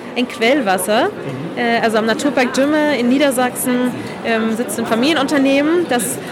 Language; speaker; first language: German; non-native, fluent; Catalan